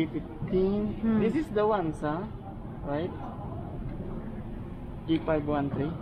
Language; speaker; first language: English; non-native, local second language; Filipino